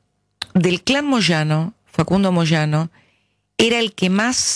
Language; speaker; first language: Spanish; native; Spanish